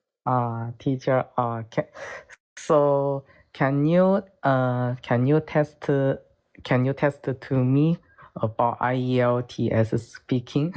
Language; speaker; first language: English; non-native, learner; Korean